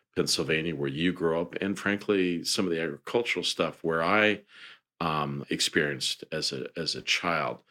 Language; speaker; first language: English; native; English